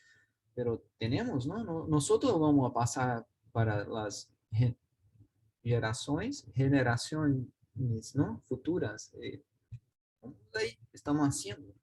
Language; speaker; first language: Spanish; non-native, learner; Portuguese